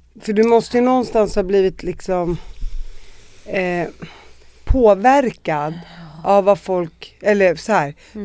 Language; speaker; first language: Swedish; native; Swedish